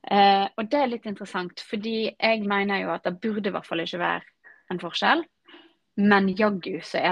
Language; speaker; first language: Norwegian; native; Norwegian